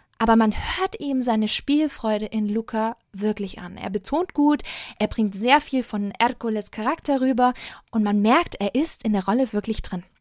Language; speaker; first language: German; native; German